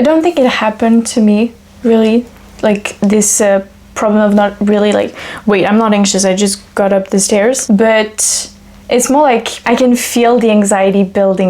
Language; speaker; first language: English; non-native, fluent; French